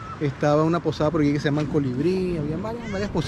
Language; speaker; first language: Spanish; native; Spanish